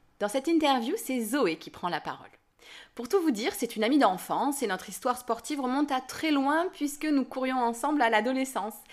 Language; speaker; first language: French; native; French